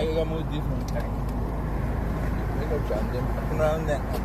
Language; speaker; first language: English; non-native, learner; Spanish